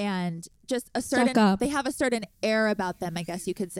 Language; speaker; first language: English; native; English